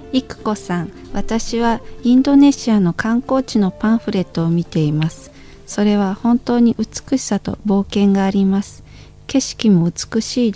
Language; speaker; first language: Japanese; non-native, fluent; Indonesian